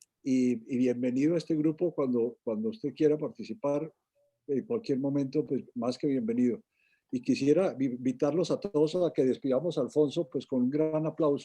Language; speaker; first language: Spanish; native; Spanish